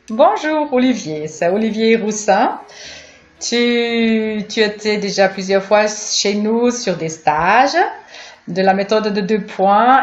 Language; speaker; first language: French; non-native, fluent; German